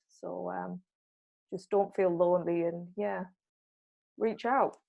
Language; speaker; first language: English; native; English